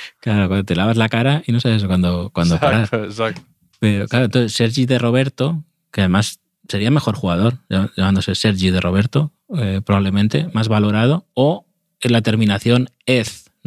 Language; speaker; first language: Spanish; native; Spanish